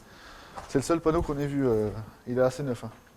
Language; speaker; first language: French; native; French